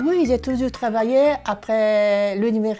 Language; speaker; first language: French; non-native, fluent; Japanese